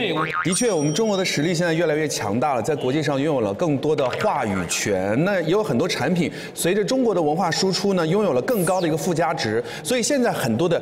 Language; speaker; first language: Chinese; native; Chinese